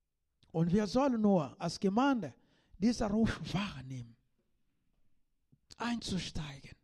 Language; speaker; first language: German; non-native, learner; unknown